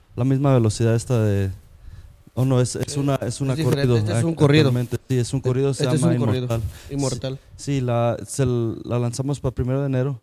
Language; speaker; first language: Spanish; native; Spanish